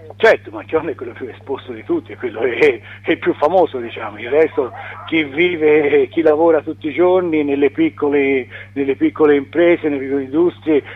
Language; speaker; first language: Italian; native; Italian